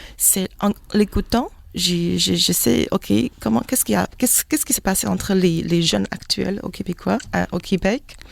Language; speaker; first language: French; non-native, fluent; Chinese